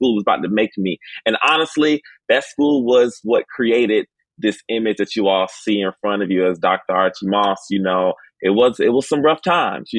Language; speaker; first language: English; native; English